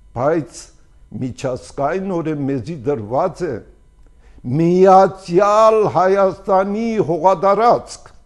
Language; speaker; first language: Armenian; early bilingual, heritage; Armenian